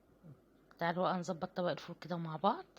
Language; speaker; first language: Arabic; native; Arabic